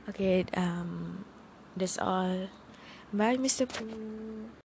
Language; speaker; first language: English; non-native, learner; Malay